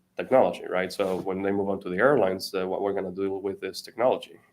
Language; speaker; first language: English; non-native, fluent; Spanish